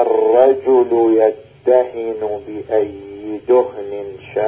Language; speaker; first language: Arabic; native; Arabic